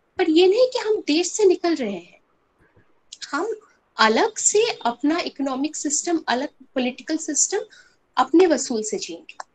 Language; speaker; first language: Hindi; non-native, local second language; Bangla